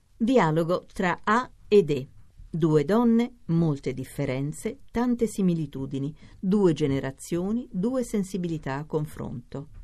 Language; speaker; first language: Italian; native; Italian